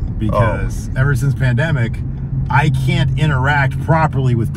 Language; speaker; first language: English; native; English